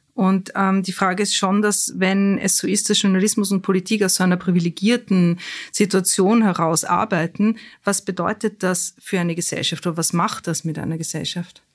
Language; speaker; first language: German; native; German